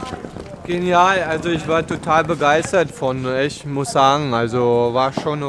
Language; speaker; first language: German; native; German